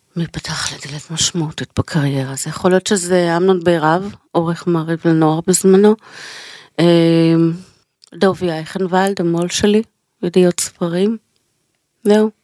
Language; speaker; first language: Hebrew; native; Hebrew